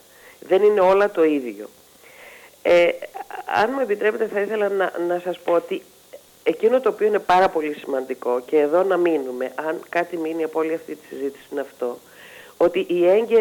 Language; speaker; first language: Greek; native; Greek